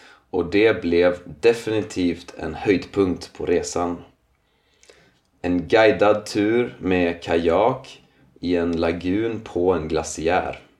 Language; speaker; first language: Swedish; native; Swedish